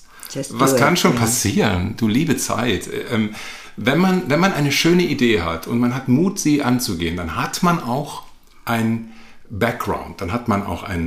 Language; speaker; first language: German; native; German